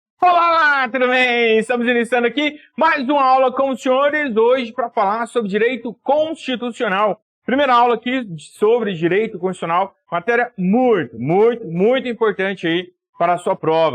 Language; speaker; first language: Portuguese; native; Portuguese